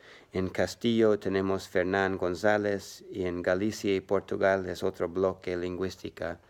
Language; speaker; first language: Spanish; non-native, learner; English